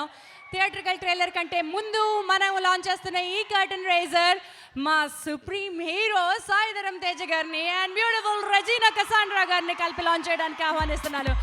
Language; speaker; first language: Telugu; native; Telugu